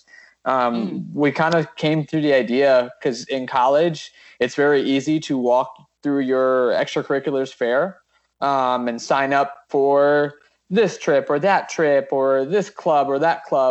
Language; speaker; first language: English; native; English